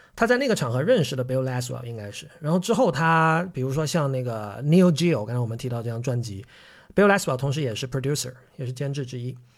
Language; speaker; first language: Chinese; native; Chinese